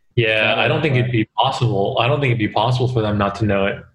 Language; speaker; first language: English; early bilingual, other home language; Korean